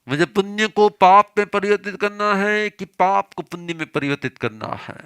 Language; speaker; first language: Hindi; non-native, local second language; Gujarati